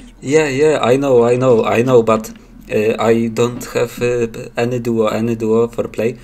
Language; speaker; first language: English; non-native, learner; Polish